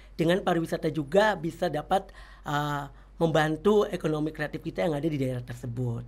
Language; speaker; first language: Indonesian; native; Indonesian